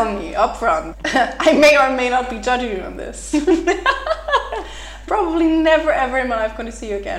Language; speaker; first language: English; native; English